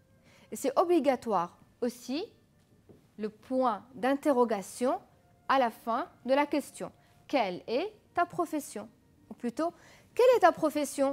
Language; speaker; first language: French; non-native, fluent; Arabic